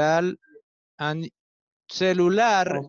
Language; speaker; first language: English; non-native, learner; Spanish